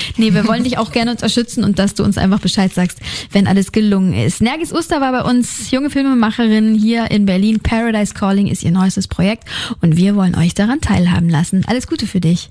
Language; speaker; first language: German; native; German